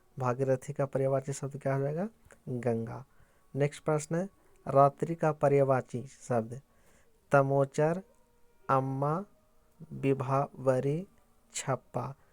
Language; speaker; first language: Hindi; native; Hindi